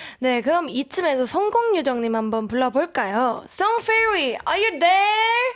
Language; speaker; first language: Korean; native; Korean